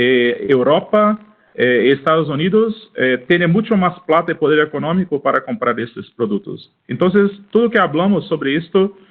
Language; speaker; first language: Spanish; non-native, learner; Portuguese